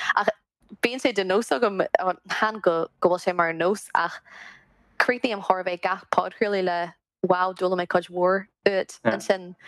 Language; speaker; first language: Irish; non-native, local second language; English